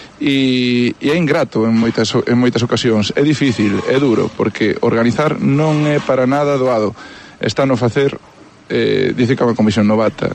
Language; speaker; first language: Galician; native; Galician